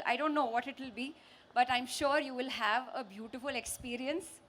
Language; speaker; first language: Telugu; non-native, local second language; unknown